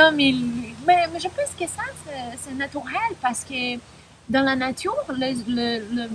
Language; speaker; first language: French; non-native, learner; Spanish